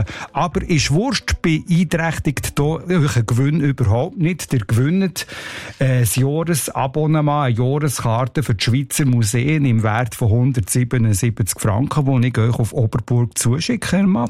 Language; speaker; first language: German; native; German